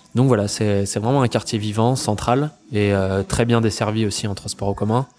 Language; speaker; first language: French; native; French